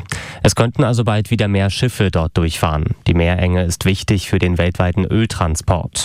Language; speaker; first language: German; native; German